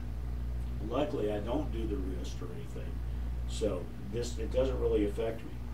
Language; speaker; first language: English; native; English